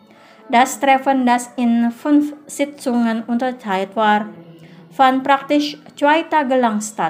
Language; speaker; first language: German; non-native, fluent; Indonesian